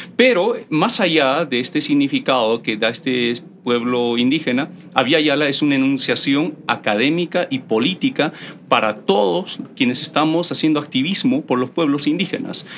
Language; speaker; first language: Spanish; native; Spanish